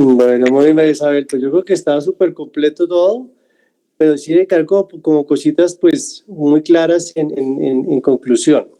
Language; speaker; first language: Spanish; native; Spanish